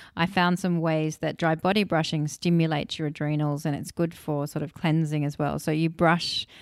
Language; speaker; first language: English; early bilingual, other home language; Hindi